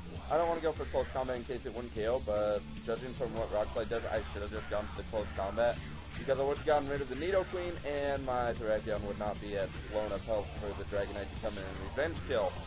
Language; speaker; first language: English; native; English